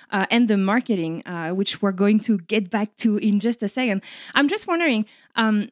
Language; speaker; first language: English; non-native, fluent; French